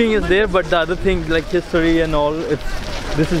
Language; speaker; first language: English; non-native, learner; Hindi